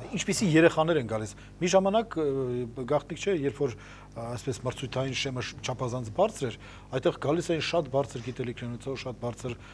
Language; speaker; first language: Armenian; native; Armenian